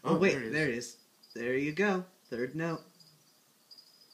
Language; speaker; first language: English; native; English